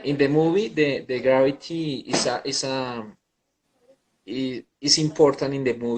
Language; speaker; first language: English; non-native, learner; Spanish